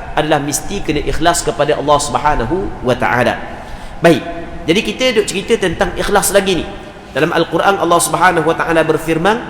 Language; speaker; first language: Malay; native; Malay